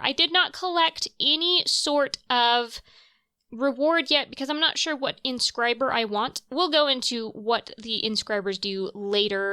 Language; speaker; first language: English; native; English